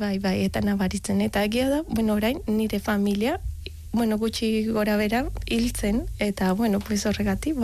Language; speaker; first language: Basque; non-native, learner; Spanish